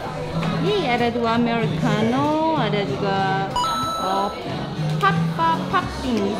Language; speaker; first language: Indonesian; non-native, learner; Korean